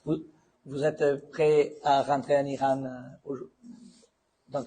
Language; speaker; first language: French; non-native, fluent; Italian